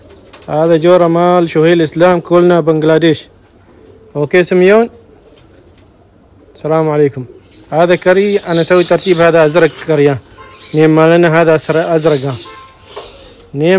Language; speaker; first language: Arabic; non-native, learner; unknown